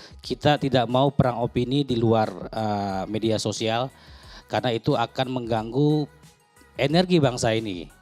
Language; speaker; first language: Indonesian; native; Indonesian